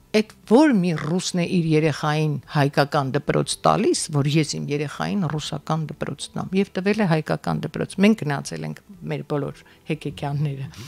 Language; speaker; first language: Armenian; native; Armenian